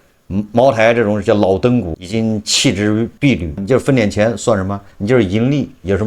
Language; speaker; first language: Chinese; native; Chinese